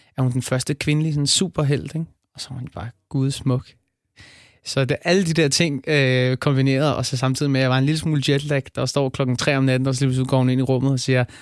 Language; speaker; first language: Danish; native; Danish